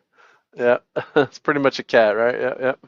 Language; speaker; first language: English; native; English